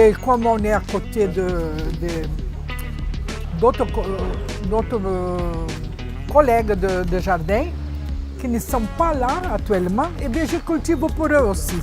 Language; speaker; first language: French; non-native, fluent; Portuguese